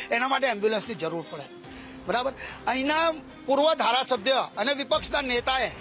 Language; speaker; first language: Gujarati; native; Gujarati